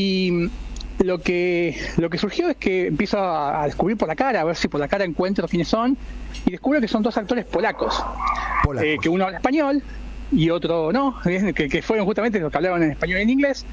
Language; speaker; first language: Spanish; native; Spanish